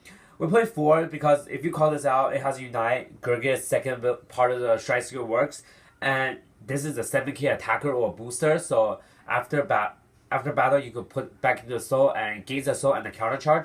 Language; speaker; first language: English; non-native, fluent; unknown